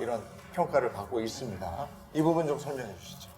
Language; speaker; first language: Korean; native; Korean